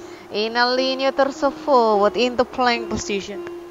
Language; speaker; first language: English; non-native, fluent; Indonesian